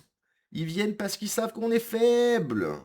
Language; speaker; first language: French; native; French